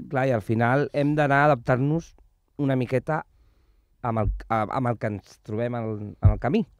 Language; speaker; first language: Catalan; non-native, local second language; Spanish